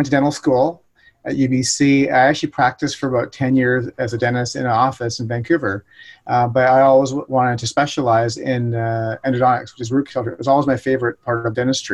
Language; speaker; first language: English; native; English